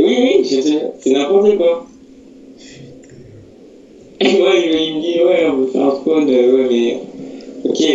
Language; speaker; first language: French; native; French